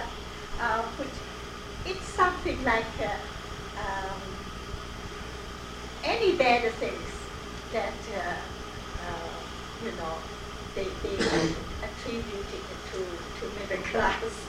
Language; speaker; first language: English; non-native, fluent; Chinese